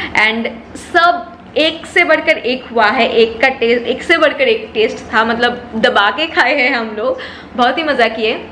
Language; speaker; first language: Hindi; non-native, local second language; Bangla